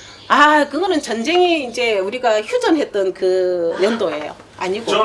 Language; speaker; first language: Korean; native; Korean